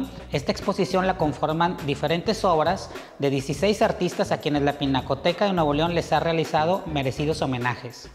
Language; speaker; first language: Spanish; native; Spanish